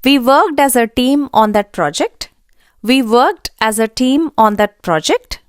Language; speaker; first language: English; non-native, local second language; Telugu